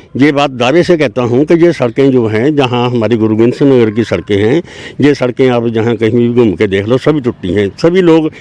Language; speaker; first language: Hindi; non-native, local second language; Punjabi